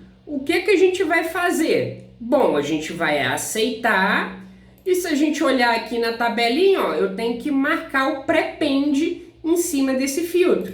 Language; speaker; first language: Portuguese; native; Portuguese